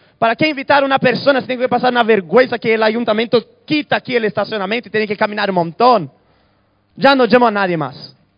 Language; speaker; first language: Spanish; early bilingual, other home language; Portuguese